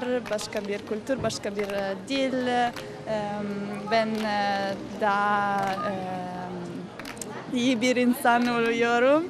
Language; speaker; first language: Turkish; non-native, learner; Italian